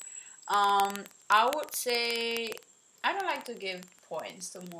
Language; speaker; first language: English; non-native, fluent; Spanish